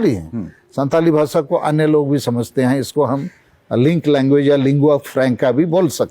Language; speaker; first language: Hindi; non-native, local second language; Santali